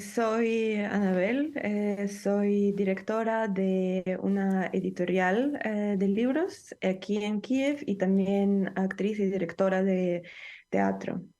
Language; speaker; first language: Spanish; non-native, fluent; Ukrainian